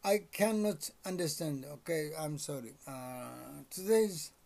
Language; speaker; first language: English; non-native, learner; Japanese